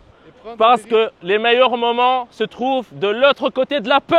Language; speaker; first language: French; native; French